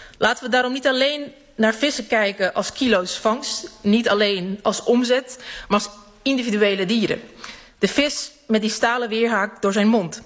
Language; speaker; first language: Dutch; early bilingual, other home language; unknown